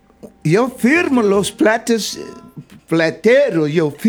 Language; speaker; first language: Spanish; non-native, learner; English